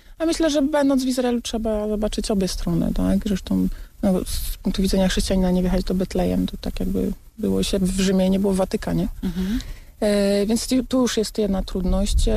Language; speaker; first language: Polish; native; Polish